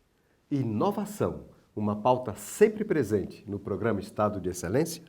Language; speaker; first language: Portuguese; native; Portuguese